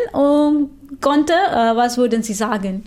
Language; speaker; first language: German; non-native, fluent; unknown